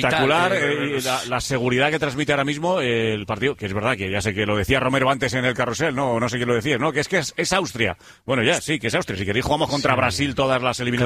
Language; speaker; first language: Spanish; native; Spanish